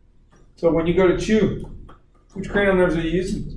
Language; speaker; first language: English; native; English